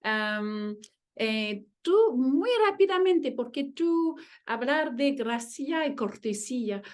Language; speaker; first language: Spanish; non-native, learner; French